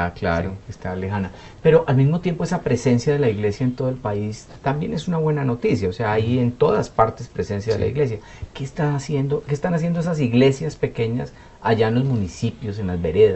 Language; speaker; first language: Spanish; native; Spanish